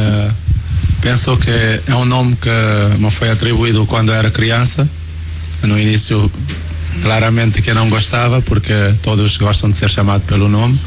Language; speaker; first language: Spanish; non-native, learner; Portuguese